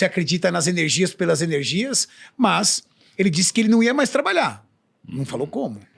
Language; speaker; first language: Portuguese; native; Portuguese